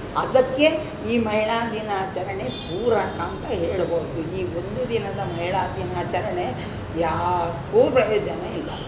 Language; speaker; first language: Kannada; non-native, local second language; Tulu